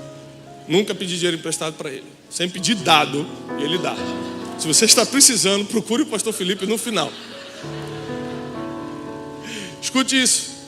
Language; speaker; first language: Portuguese; native; Portuguese